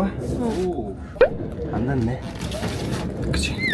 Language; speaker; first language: Korean; non-native, fluent; Mongolian